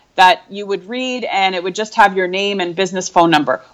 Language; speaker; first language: English; native; English